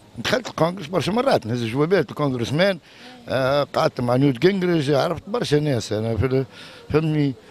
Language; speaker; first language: Arabic; native; Arabic